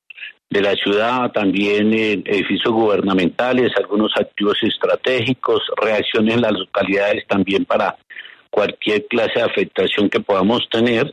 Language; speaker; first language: Spanish; native; Spanish